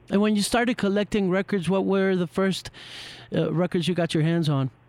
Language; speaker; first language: English; non-native, fluent; Spanish